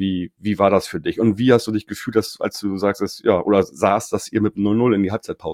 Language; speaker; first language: German; native; German